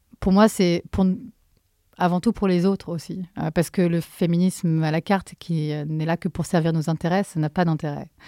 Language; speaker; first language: French; native; French